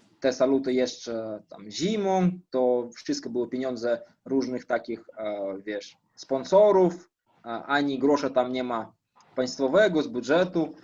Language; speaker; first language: Polish; non-native, fluent; Russian